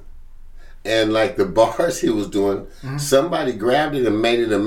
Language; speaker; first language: English; native; English